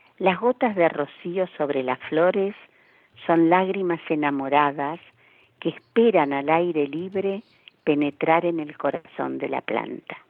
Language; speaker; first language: Spanish; native; Spanish